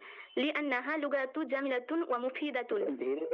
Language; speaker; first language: Arabic; non-native, learner; Bangla